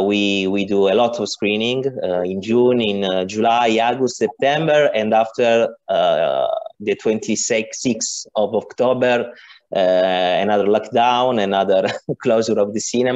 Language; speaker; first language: English; non-native, learner; Italian